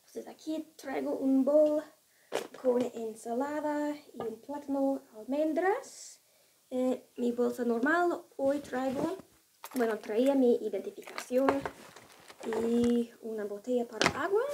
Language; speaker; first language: Spanish; non-native, fluent; English